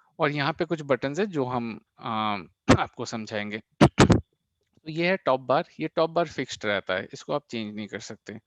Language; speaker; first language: Hindi; non-native, local second language; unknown